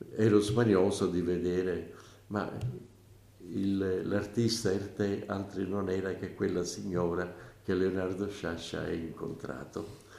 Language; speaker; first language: Italian; native; Italian